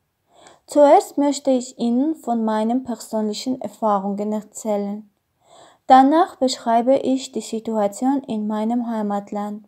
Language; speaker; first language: German; non-native, learner; Armenian